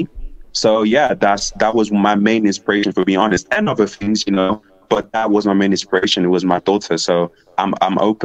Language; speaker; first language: English; native; English